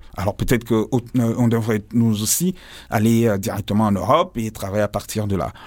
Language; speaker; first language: French; non-native, local second language; Lingala